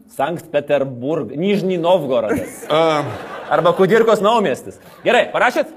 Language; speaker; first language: Lithuanian; native; Lithuanian